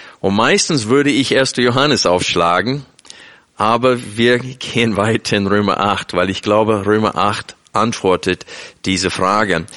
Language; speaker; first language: German; non-native, fluent; English